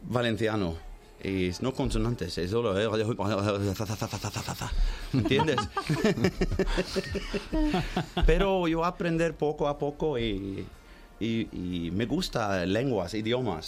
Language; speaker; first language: Spanish; non-native, learner; Swedish